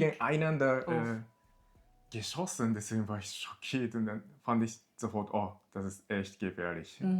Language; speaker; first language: German; non-native, learner; Japanese